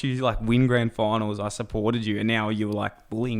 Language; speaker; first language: English; native; English